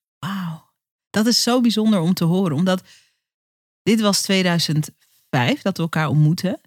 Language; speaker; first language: Dutch; native; Dutch